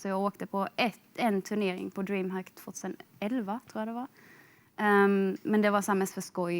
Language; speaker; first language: Swedish; native; Swedish